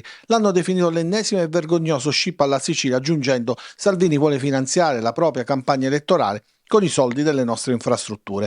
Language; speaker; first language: Italian; native; Italian